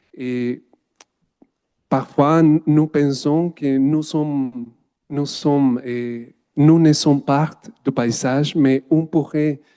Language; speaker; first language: French; non-native, learner; Spanish